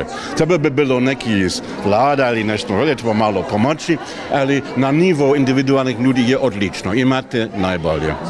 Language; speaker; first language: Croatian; non-native, learner; English